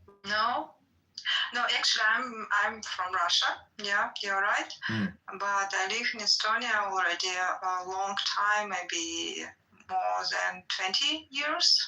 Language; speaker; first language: English; non-native, learner; Russian